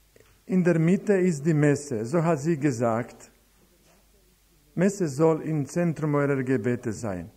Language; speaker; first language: German; non-native, fluent; Croatian